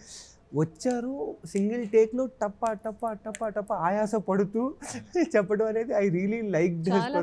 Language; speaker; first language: Telugu; native; Telugu